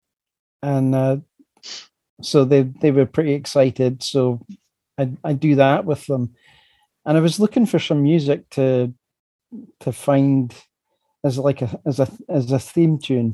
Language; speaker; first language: English; native; English